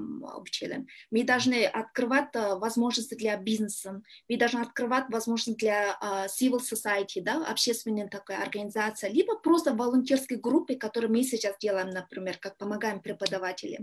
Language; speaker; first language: Russian; non-native, learner; Kyrgyz